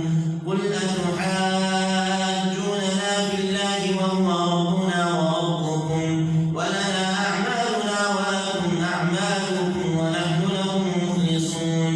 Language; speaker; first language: Arabic; native; Arabic